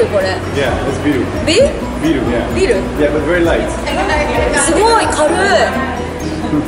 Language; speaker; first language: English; non-native, learner; Japanese